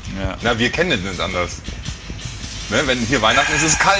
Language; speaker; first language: German; native; German